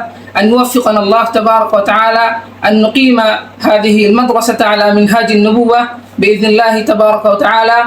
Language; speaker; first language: Arabic; non-native, fluent; Bangla